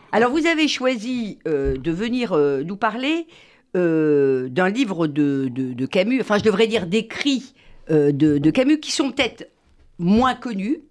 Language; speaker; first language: French; native; French